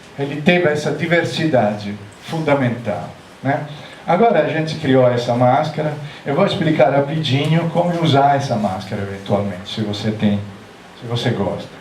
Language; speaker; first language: Portuguese; non-native, fluent; Italian